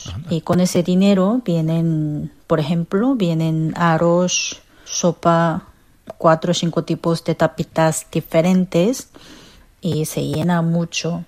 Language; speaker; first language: Spanish; non-native, fluent; Korean